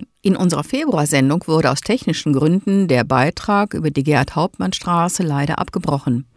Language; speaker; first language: German; native; German